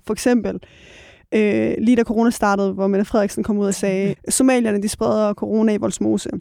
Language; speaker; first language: Danish; early bilingual, other home language; Persian